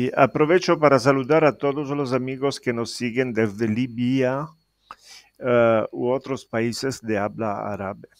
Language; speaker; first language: Spanish; non-native, learner; Italian